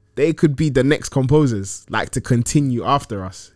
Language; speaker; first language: English; early bilingual, other home language; Akan